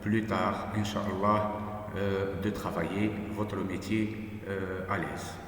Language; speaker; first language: French; non-native, local second language; Arabic